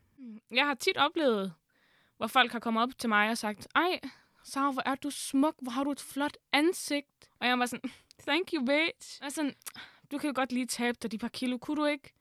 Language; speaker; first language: Danish; early bilingual, other home language; Arabic